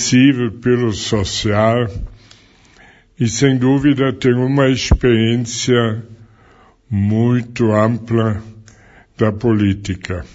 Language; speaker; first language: Portuguese; non-native, fluent; German